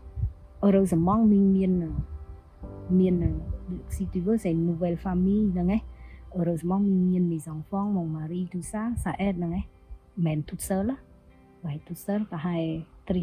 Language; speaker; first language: French; non-native, fluent; Khmer